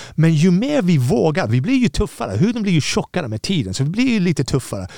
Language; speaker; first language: Swedish; non-native, fluent; English